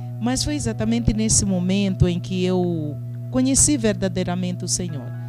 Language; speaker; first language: Portuguese; non-native, local second language; Tsonga